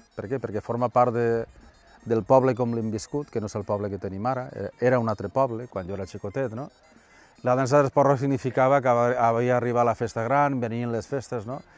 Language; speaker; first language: Catalan; native; Catalan